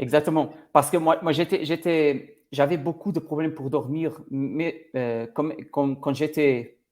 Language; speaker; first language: French; non-native, learner; Portuguese